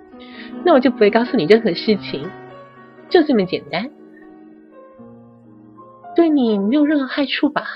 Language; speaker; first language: Chinese; native; Chinese